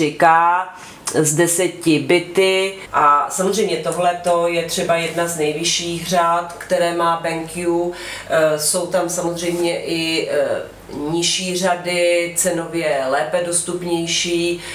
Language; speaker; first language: Czech; native; Czech